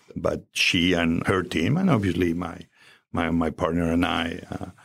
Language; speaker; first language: English; non-native, fluent; Spanish